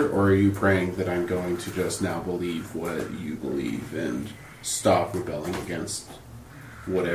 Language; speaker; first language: English; native; English